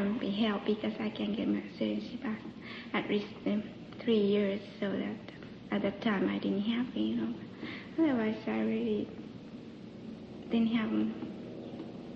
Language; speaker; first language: English; non-native, learner; Japanese